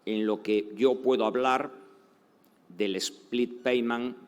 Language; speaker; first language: Spanish; native; Spanish